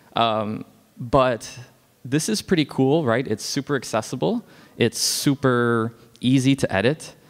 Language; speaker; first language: English; native; English